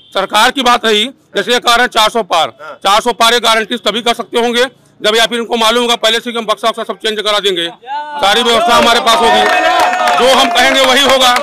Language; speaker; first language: Hindi; native; Hindi